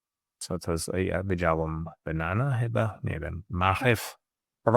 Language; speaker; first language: Polish; non-native, learner; English